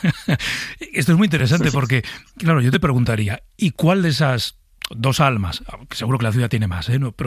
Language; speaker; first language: Spanish; native; Spanish